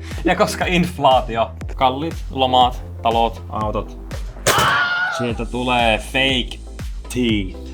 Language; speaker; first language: Finnish; native; Finnish